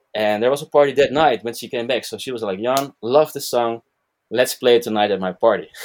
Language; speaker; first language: English; non-native, fluent; Dutch